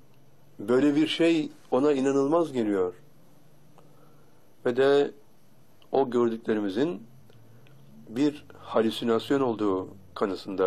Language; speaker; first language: Turkish; native; Turkish